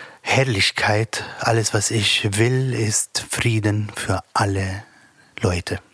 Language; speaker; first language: German; non-native, learner; Arabic